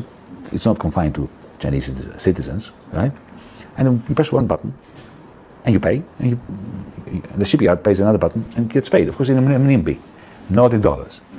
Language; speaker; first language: English; non-native, fluent; Greek